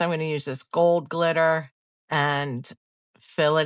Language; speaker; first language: English; native; English